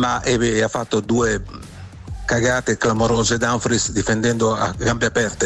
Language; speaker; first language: Italian; native; Italian